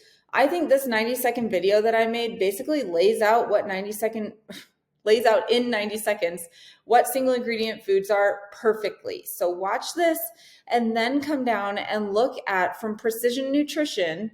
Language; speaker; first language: English; native; English